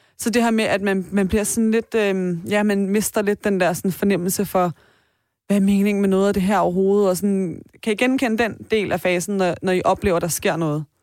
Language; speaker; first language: Danish; early bilingual, other home language; Persian